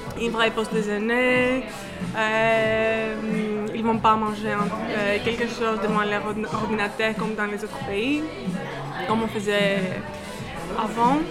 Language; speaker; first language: French; non-native, fluent; Greek